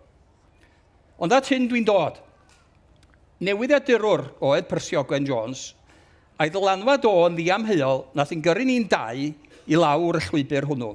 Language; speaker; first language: Welsh; native; Welsh